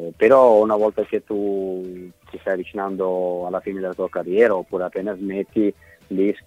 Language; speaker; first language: Italian; non-native, fluent; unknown